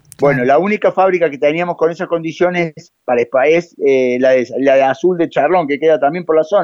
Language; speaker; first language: Spanish; native; Spanish